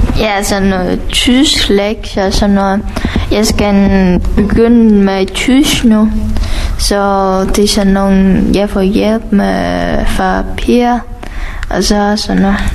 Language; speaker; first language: Danish; non-native, fluent; Vietnamese